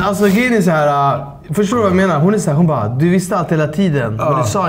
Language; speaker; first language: Swedish; native; Swedish